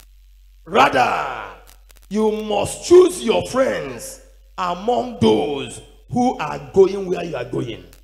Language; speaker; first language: English; non-native, local second language; Igbo